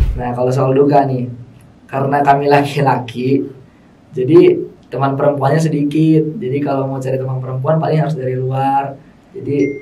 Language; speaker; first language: Indonesian; native; Indonesian